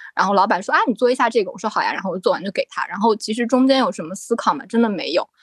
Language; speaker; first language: Chinese; native; Chinese